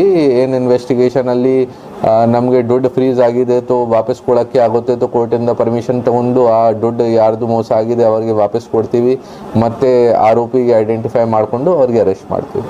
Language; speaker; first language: Kannada; non-native, local second language; Hindi